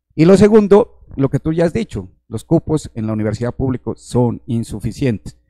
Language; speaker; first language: Spanish; native; Spanish